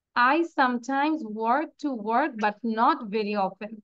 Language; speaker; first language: English; non-native, local second language; Bangla